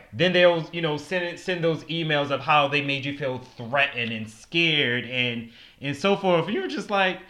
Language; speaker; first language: English; native; English